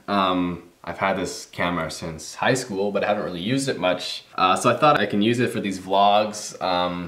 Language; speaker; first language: English; native; English